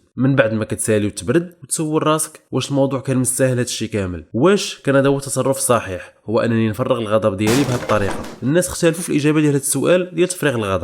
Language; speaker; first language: Arabic; native; Arabic